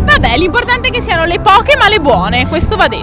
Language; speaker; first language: Italian; native; Italian